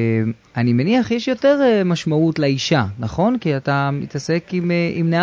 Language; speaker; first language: Hebrew; native; Hebrew